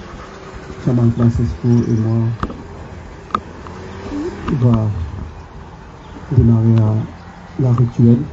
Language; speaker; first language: French; non-native, local second language; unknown